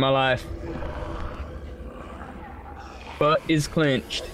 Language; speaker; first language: English; native; English